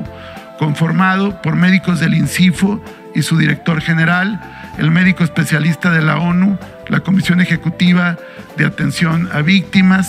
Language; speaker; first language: Spanish; native; Spanish